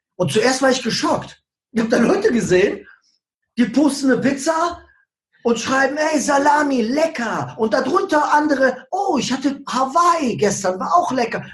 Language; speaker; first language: German; early bilingual, other home language; Russian